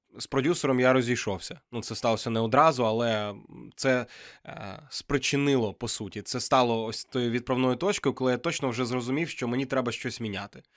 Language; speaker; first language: Ukrainian; non-native, local second language; Russian